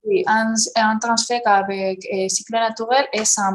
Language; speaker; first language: French; non-native, fluent; Spanish